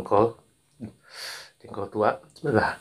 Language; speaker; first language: Indonesian; non-native, local second language; Sundanese